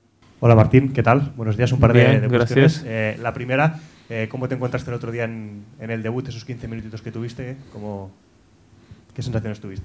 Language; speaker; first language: Spanish; native; Spanish